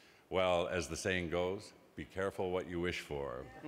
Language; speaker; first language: English; native; English